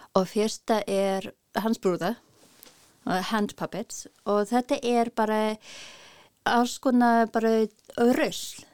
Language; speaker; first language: Icelandic; non-native, learner; English